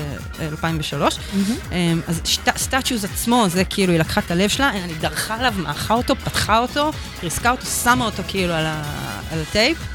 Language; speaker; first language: Hebrew; native; Hebrew